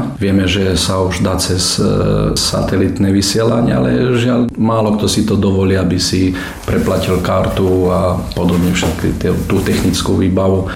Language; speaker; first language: Slovak; early bilingual, heritage; Slovak